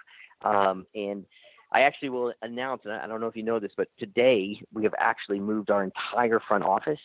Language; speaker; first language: English; native; English